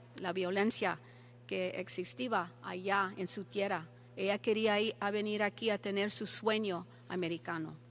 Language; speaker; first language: Spanish; early bilingual, heritage; Spanish